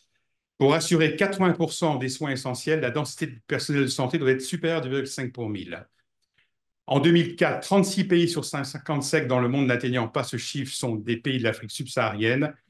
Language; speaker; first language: French; native; French